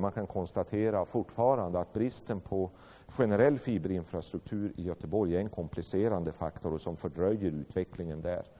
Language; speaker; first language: Swedish; native; Swedish